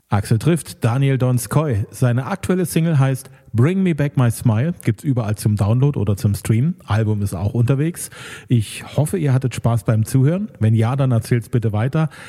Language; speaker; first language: German; native; German